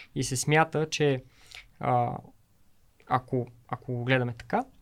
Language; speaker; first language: Bulgarian; native; Bulgarian